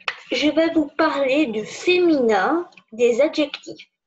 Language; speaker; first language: French; non-native, fluent; Czech